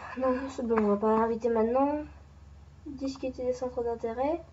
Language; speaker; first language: French; native; French